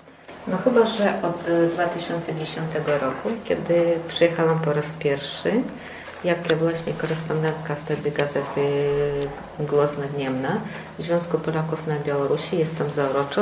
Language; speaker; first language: Polish; early bilingual, heritage; Polish